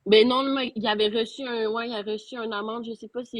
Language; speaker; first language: French; native; French